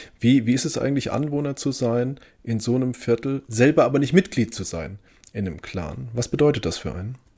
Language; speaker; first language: German; native; German